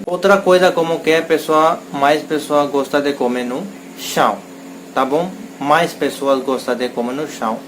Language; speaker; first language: Portuguese; non-native, learner; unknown